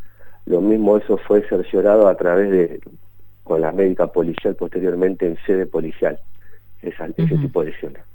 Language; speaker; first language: Spanish; native; Spanish